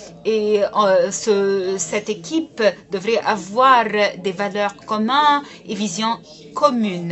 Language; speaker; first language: French; non-native, fluent; Arabic